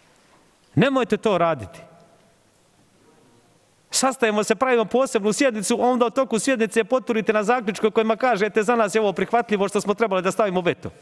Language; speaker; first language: Serbian; native; Serbian